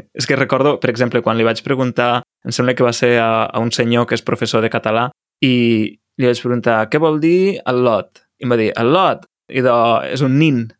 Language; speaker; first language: Catalan; native; Catalan